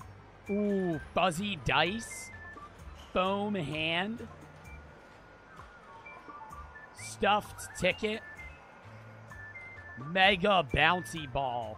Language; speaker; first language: English; native; English